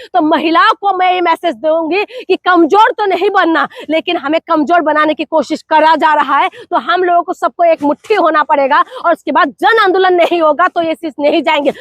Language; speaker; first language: Hindi; non-native, local second language; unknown